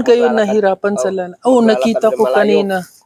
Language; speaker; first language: Filipino; non-native, learner; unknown